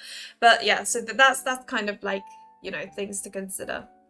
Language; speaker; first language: English; native; English